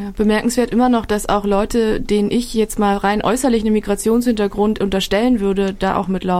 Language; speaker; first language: German; native; German